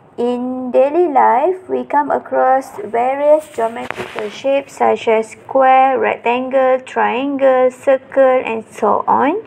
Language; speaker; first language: English; non-native, local second language; Malay